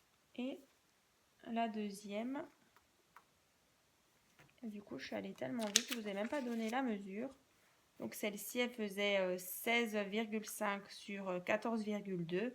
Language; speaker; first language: French; native; French